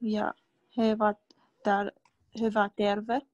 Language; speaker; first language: Finnish; non-native, learner; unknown